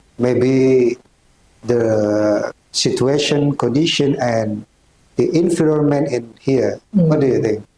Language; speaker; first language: English; non-native, learner; Indonesian